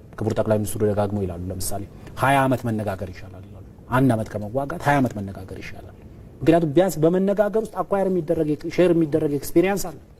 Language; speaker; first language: Amharic; non-native, local second language; Oromo